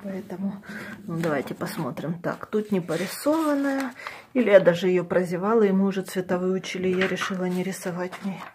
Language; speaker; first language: Russian; native; Russian